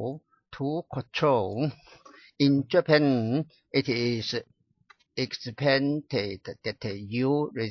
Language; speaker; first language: English; non-native, learner; Chinese